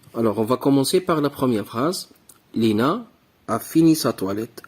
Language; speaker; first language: French; non-native, local second language; Arabic